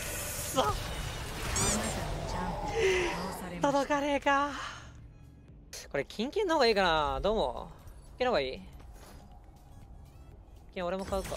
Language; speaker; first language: Japanese; native; Japanese